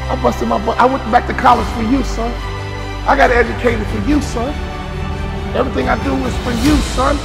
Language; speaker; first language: English; native; English